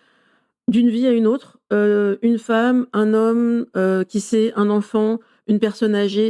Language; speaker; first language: French; native; French